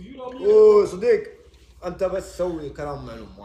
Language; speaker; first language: Arabic; native; Arabic